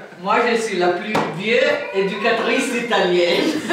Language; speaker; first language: French; non-native, fluent; Italian